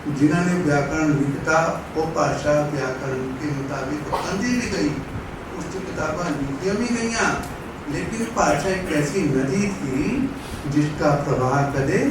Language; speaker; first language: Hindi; non-native, local second language; Punjabi